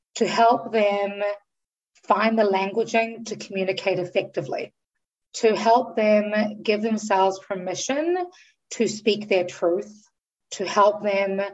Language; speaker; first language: English; native; English